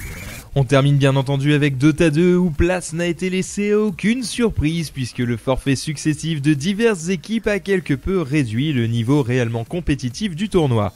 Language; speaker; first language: French; native; French